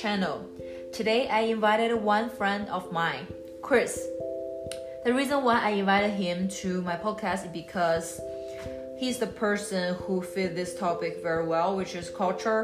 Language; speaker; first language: English; non-native, learner; Chinese